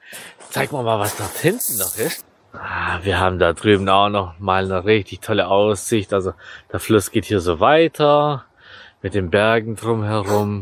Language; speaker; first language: German; native; German